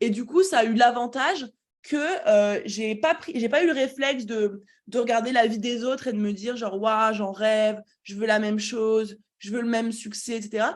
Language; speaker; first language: French; native; French